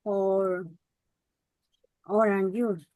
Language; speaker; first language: English; non-native, learner; Spanish